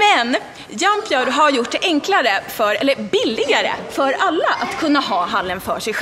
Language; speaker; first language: Swedish; native; Swedish